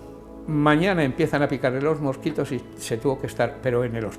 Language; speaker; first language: Spanish; native; Spanish